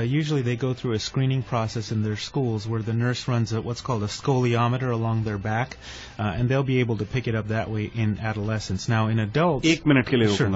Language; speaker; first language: English; native; English